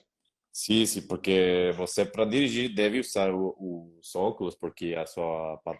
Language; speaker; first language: Portuguese; non-native, learner; Spanish